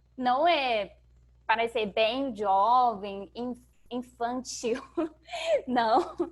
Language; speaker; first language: Portuguese; non-native, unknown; Chinese